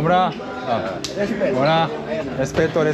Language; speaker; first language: Spanish; non-native, learner; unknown